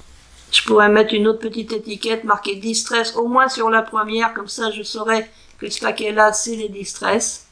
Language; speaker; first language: French; native; French